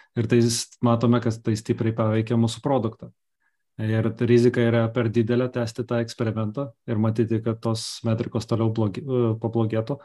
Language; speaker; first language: Lithuanian; non-native, local second language; Russian